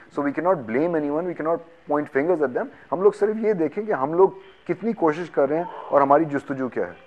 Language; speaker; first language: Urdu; non-native, local second language; Sindhi